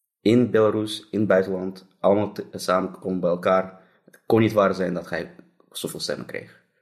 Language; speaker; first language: Dutch; non-native, fluent; Russian